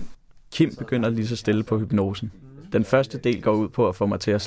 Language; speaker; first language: Danish; native; Danish